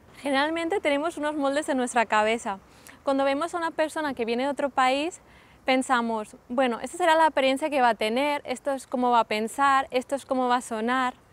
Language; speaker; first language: Spanish; early bilingual, other home language; Sindhi